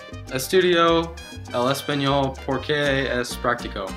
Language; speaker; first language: Spanish; non-native, learner; English